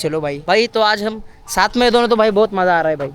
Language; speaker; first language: Hindi; non-native, local second language; Marathi